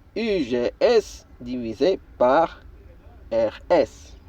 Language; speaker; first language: French; non-native, local second language; Arabic